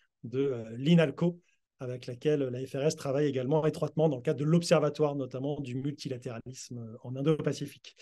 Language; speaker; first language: French; native; French